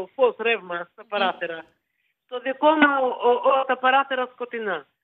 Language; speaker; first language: Greek; early bilingual, heritage; Ukrainian